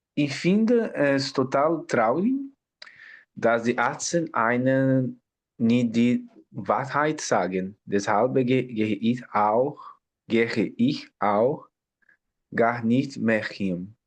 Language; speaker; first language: German; non-native, learner; Portuguese